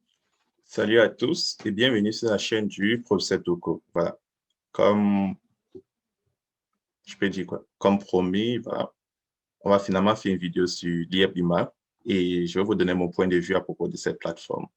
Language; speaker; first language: French; native; French